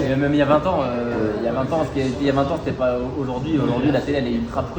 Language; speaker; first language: French; native; French